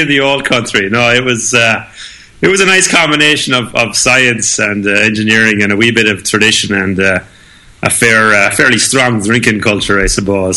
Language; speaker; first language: English; native; English